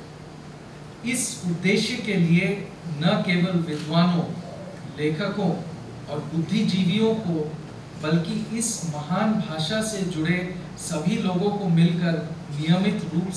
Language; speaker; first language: Hindi; non-native, local second language; Bangla